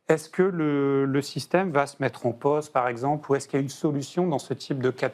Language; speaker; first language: French; native; French